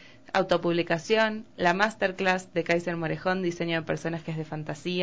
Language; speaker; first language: Spanish; native; Spanish